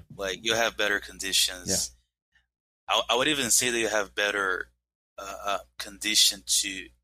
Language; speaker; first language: English; non-native, fluent; Portuguese